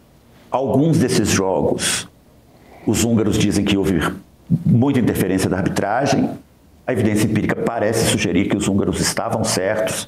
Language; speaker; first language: Portuguese; native; Portuguese